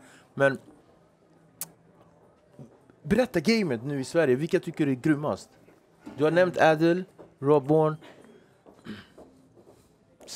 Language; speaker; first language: Swedish; native; Swedish